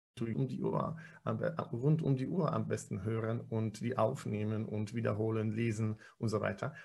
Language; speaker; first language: German; non-native, fluent; Polish